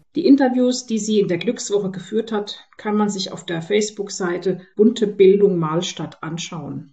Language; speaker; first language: German; native; German